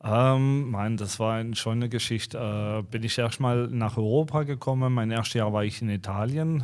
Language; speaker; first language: German; non-native, fluent; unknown